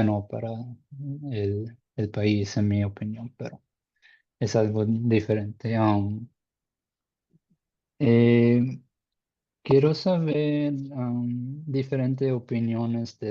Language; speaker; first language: Spanish; non-native, learner; English